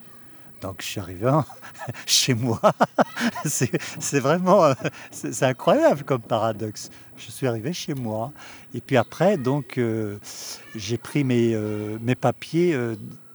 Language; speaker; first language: French; early bilingual, other home language; Kabyle